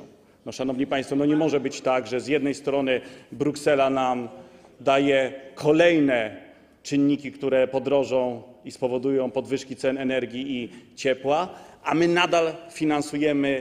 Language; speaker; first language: Polish; native; Polish